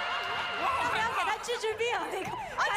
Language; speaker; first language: Chinese; native; Chinese